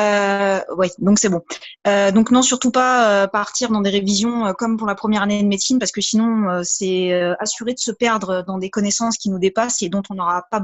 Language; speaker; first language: French; native; French